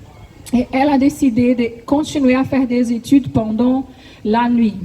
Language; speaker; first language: French; non-native, fluent; Portuguese